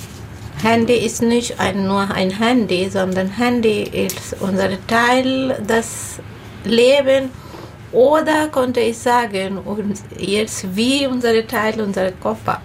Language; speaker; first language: German; non-native, learner; Bangla